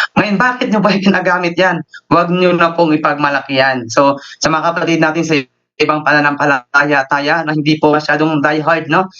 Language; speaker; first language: Filipino; native; Filipino